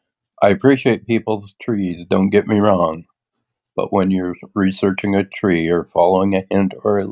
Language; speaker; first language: English; native; English